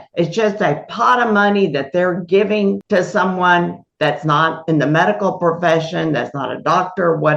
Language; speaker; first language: English; native; English